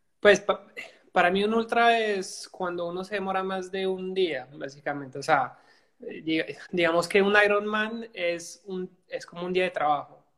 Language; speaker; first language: Spanish; non-native, fluent; French